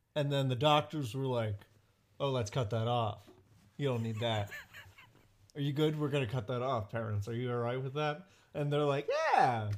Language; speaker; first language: English; native; English